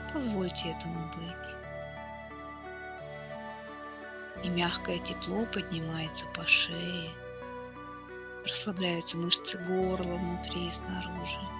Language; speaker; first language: Russian; native; Russian